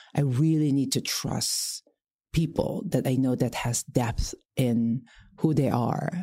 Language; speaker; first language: English; non-native, local second language; Filipino